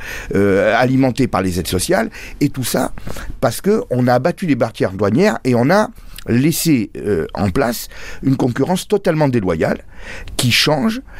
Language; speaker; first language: French; native; French